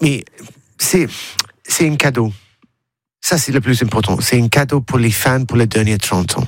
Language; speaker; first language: French; non-native, learner; English